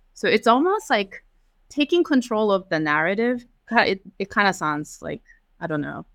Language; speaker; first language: English; early bilingual, other home language; Japanese